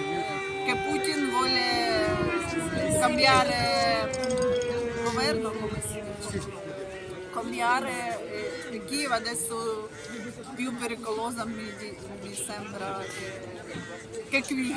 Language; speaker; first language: Italian; non-native, learner; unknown